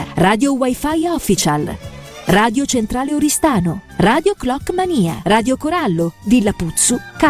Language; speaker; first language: Italian; native; Italian